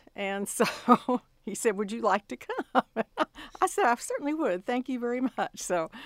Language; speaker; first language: English; native; English